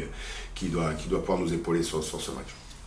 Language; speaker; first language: French; native; French